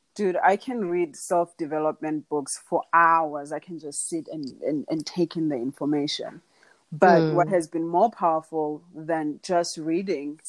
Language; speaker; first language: English; non-native, local second language; Xhosa